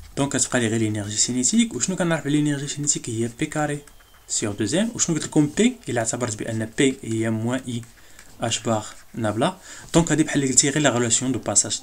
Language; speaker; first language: French; non-native, local second language; Arabic